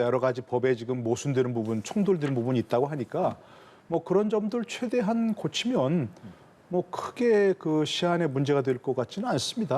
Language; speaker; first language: Korean; native; Korean